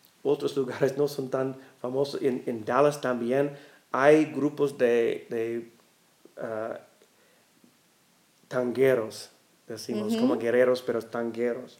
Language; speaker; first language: Spanish; non-native, learner; English